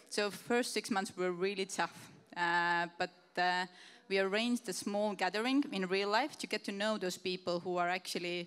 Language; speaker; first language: English; non-native, fluent; Estonian